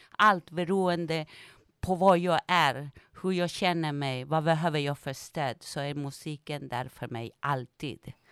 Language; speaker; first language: Swedish; non-native, fluent; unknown